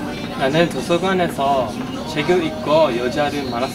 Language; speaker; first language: Korean; non-native, learner; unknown